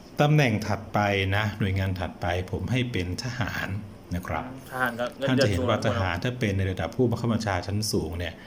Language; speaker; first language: Thai; native; Thai